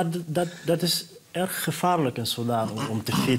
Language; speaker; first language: Dutch; non-native, fluent; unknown